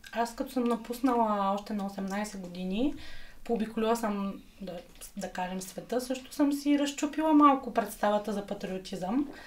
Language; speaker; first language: Bulgarian; native; Bulgarian